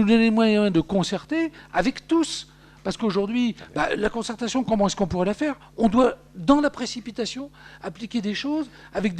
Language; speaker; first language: French; native; French